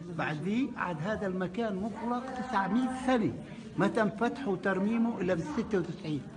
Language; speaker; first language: Arabic; native; Arabic